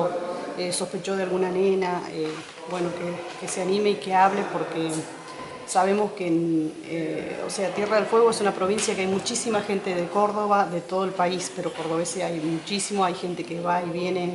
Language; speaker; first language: Spanish; native; Spanish